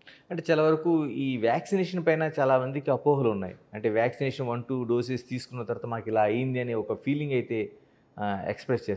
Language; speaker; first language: Telugu; native; Telugu